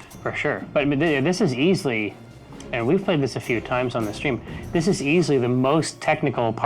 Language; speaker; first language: English; native; English